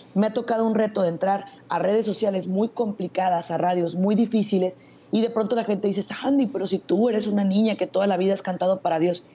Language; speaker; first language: Spanish; native; Spanish